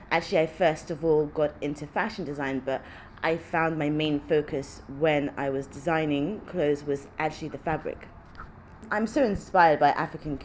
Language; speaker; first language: English; early bilingual, other home language; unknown